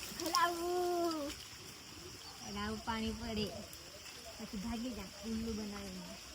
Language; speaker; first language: Gujarati; non-native, local second language; Vasavi